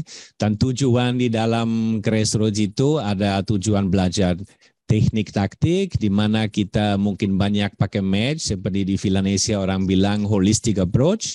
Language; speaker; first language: Indonesian; non-native, fluent; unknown